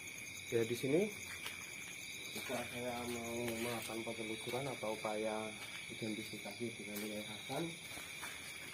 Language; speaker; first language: Indonesian; native; Indonesian